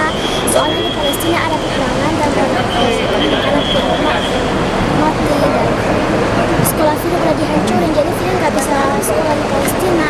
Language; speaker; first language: Indonesian; early bilingual, heritage; Indonesian